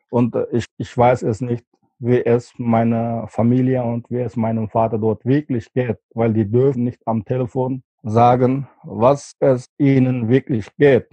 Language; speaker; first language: German; non-native, fluent; Uyghur